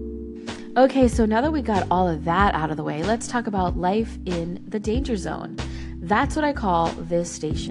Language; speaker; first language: English; native; English